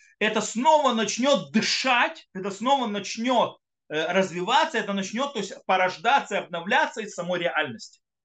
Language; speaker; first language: Russian; early bilingual, heritage; Russian